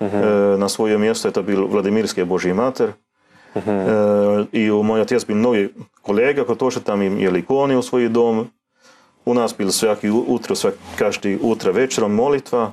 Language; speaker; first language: Russian; non-native, learner; Swedish